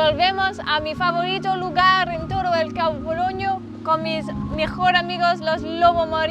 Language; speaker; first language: Spanish; non-native, learner; English